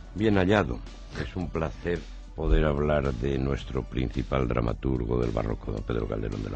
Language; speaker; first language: Spanish; native; Spanish